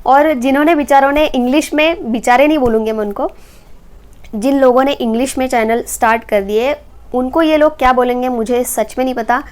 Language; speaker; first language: Hindi; non-native, local second language; Marathi